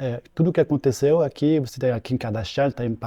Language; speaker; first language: Portuguese; non-native, fluent; French